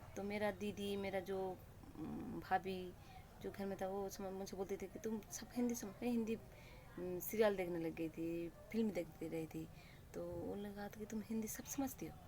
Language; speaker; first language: Hindi; non-native, local second language; Bangla